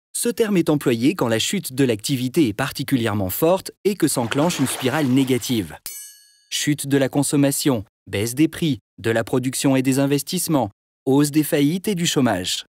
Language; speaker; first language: French; native; French